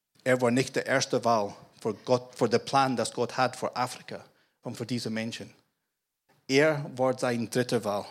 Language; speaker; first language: German; non-native, fluent; English